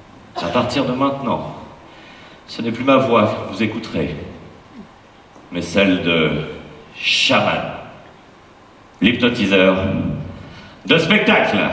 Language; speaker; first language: French; native; French